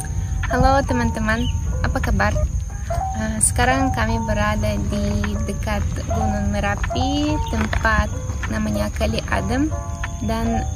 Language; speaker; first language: Indonesian; non-native, fluent; Russian